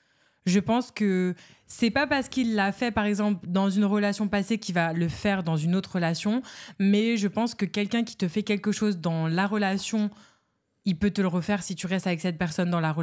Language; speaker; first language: French; native; French